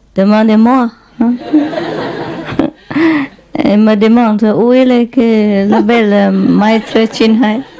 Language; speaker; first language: French; non-native, learner; Vietnamese